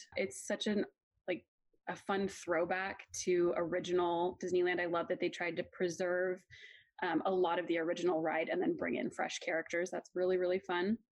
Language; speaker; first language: English; native; English